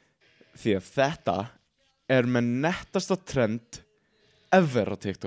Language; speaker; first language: Icelandic; native; Icelandic